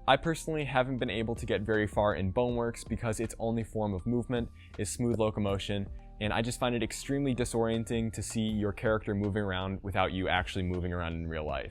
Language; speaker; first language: English; native; English